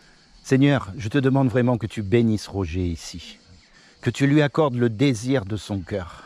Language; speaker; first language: French; native; French